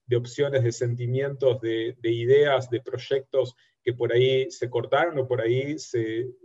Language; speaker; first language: Spanish; native; Spanish